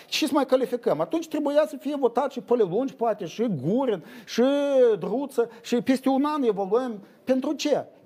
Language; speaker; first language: Romanian; native; Romanian